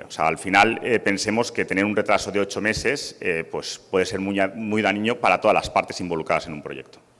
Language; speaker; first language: Spanish; native; Spanish